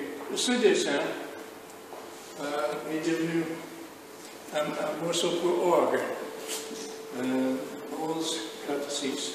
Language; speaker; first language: French; non-native, fluent; English